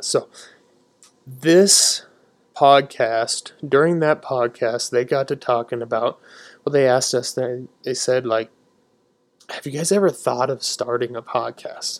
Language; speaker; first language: English; native; English